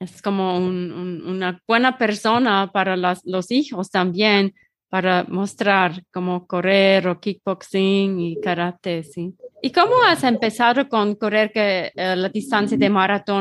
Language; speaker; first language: Spanish; non-native, learner; German